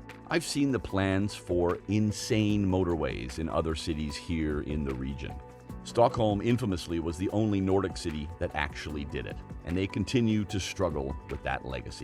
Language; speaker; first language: English; native; English